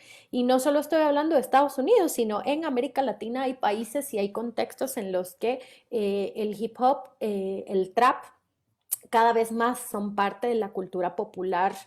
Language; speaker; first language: Spanish; native; Spanish